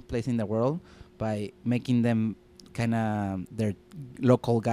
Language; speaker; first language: English; non-native, fluent; Spanish